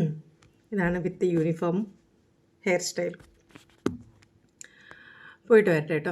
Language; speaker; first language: Malayalam; native; Malayalam